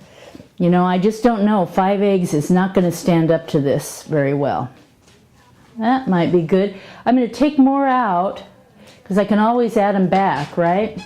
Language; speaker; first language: English; native; English